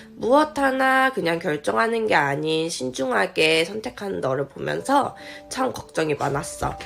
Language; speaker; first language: Korean; native; Korean